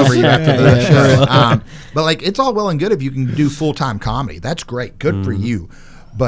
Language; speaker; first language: English; native; English